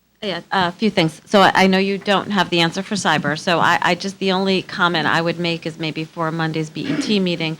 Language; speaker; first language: English; native; English